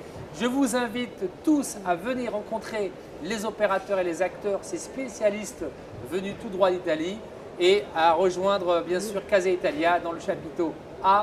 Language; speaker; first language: French; non-native, local second language; Arabic